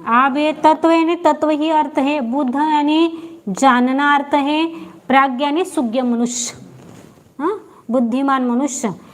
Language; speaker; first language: Hindi; non-native, local second language; Marathi